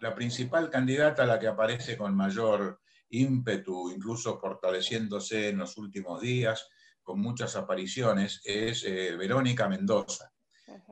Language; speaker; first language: Spanish; native; Spanish